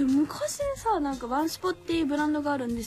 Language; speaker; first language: Japanese; native; Japanese